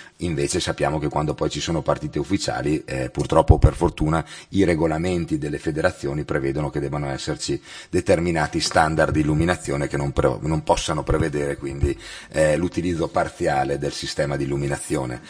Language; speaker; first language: Italian; native; Italian